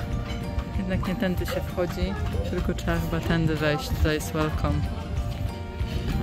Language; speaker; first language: Polish; native; Polish